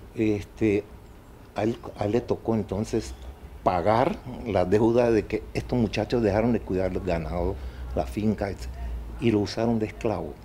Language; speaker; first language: Spanish; native; Spanish